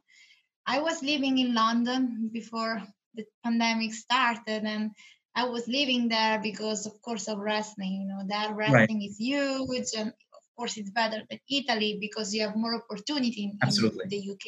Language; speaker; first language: English; non-native, fluent; Italian